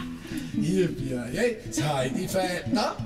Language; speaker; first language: German; native; German